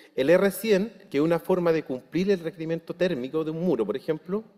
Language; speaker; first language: Spanish; native; Spanish